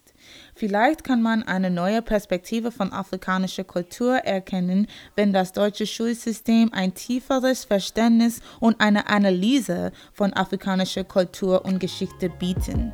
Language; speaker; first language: German; non-native, learner; English